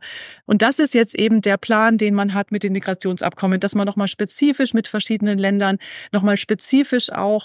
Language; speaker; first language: German; native; German